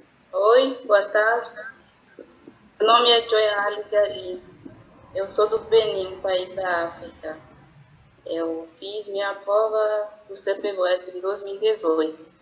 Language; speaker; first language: Portuguese; non-native, fluent; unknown